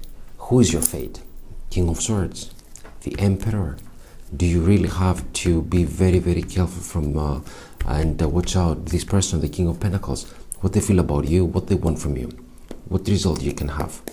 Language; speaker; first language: English; non-native, fluent; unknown